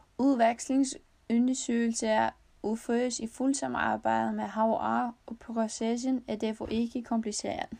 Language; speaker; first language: Danish; non-native, learner; Icelandic